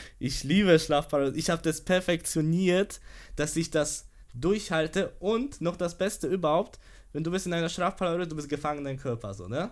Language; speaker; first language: German; early bilingual, other home language; Polish